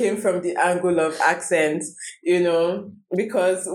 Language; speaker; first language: English; non-native, local second language; Igbo